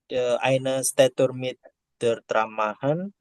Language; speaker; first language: German; non-native, learner; Indonesian